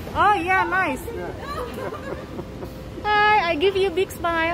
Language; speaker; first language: English; non-native, learner; Indonesian